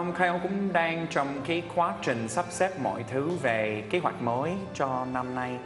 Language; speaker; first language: Vietnamese; non-native, fluent; English